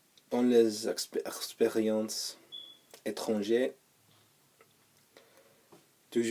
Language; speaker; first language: French; non-native, learner; English